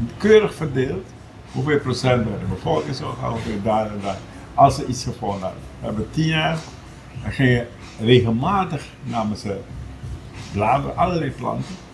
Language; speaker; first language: Dutch; native; Dutch